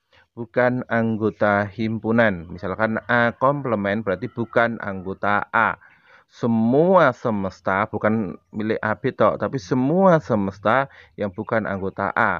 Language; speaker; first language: Indonesian; native; Indonesian